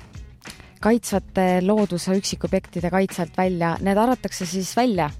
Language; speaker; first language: Estonian; native; Estonian